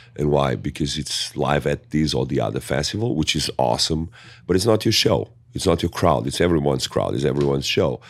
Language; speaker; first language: English; non-native, fluent; Portuguese